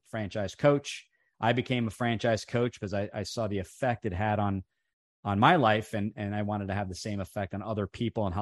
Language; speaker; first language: English; early bilingual, other home language; Italian